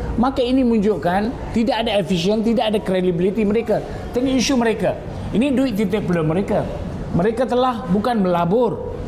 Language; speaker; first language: Malay; non-native, local second language; Tamil